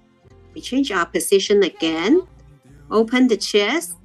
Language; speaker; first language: English; non-native, learner; Chinese